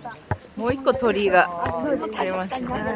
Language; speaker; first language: Japanese; non-native, fluent; English